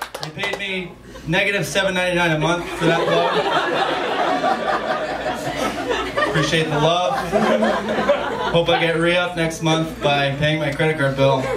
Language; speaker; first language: English; native; English